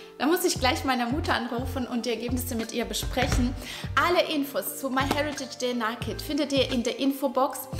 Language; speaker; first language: German; non-native, fluent; Russian